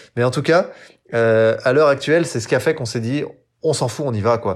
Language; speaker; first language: French; native; French